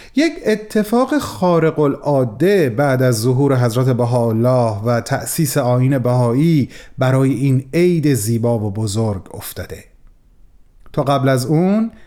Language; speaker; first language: Persian; native; Persian